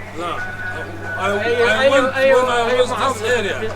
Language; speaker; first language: English; non-native, learner; Arabic